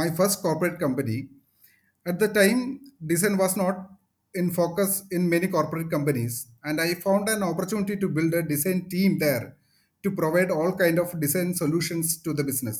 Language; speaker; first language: English; non-native, local second language; Malayalam